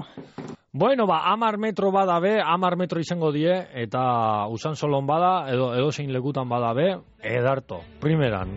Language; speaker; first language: Basque; native; Basque